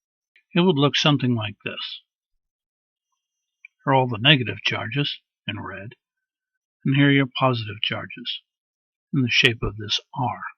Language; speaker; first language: English; native; English